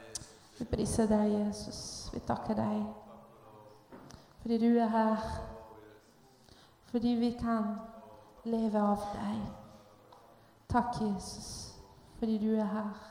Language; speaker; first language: Norwegian; non-native, learner; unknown